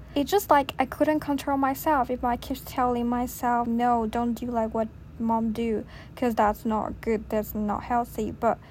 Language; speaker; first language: English; non-native, fluent; Chinese